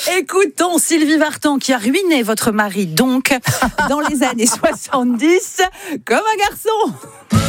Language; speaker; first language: French; native; French